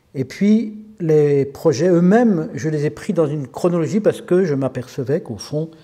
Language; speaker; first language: French; native; French